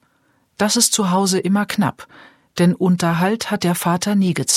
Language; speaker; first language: German; native; German